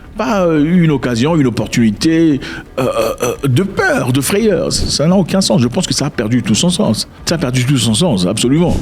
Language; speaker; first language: French; non-native, local second language; Lingala